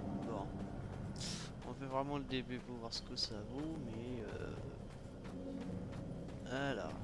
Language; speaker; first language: French; native; French